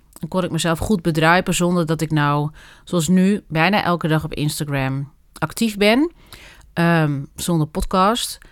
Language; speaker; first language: Dutch; native; Dutch